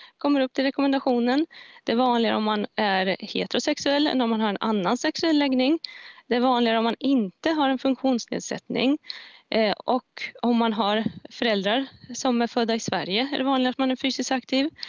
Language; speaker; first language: Swedish; native; Swedish